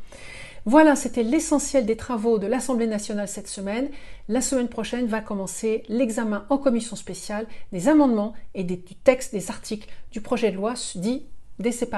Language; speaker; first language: French; native; French